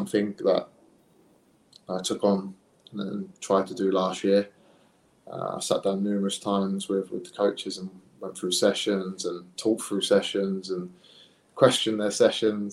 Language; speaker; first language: English; native; English